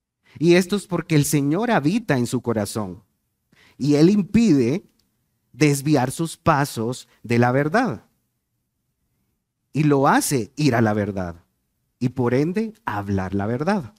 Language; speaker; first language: Spanish; native; Spanish